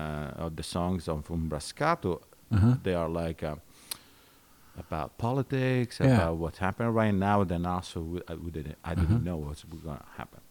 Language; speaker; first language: English; non-native, learner; Italian